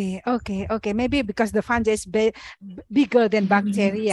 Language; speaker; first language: English; non-native, learner; Indonesian